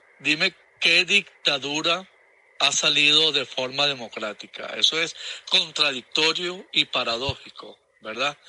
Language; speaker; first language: Spanish; native; Spanish